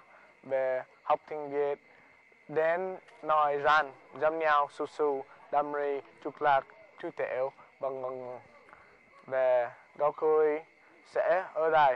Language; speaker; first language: Vietnamese; non-native, learner; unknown